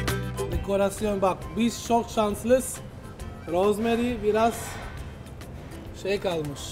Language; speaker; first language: Turkish; non-native, learner; Italian